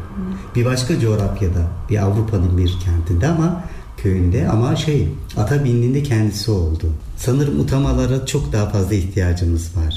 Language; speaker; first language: Turkish; native; Turkish